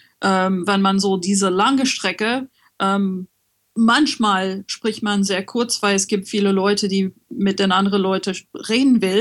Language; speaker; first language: German; non-native, learner; French